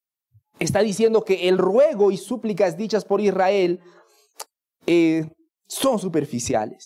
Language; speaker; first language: Spanish; native; Spanish